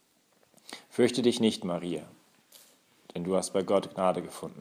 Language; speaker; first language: German; native; German